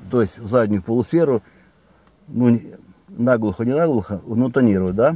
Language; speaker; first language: Russian; native; Russian